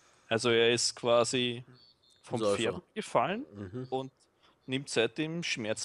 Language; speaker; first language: German; native; German